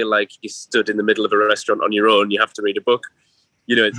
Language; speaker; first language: English; native; English